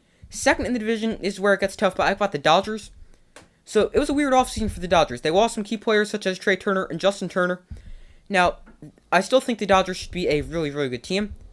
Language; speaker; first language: English; native; English